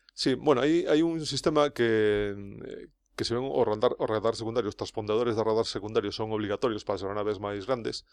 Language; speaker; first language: Galician; non-native, local second language; Spanish